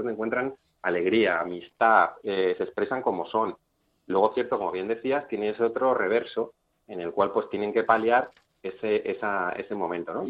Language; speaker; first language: Spanish; native; Spanish